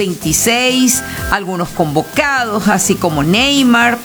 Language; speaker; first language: Spanish; native; Spanish